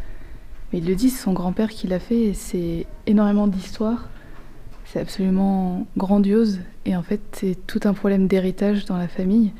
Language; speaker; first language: French; native; French